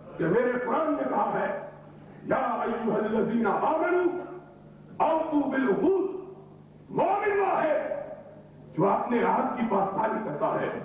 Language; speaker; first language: Urdu; non-native, local second language; Punjabi